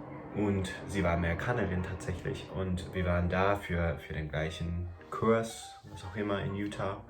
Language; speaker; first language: German; non-native, fluent; English